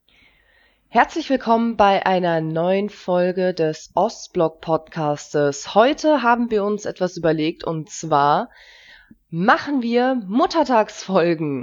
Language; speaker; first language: German; native; German